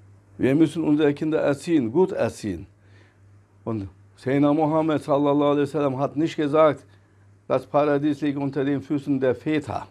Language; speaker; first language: German; non-native, fluent; Turkish